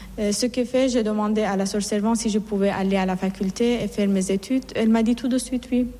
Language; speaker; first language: French; non-native, fluent; Persian